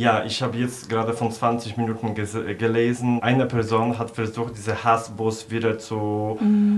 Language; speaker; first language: German; non-native, fluent; Polish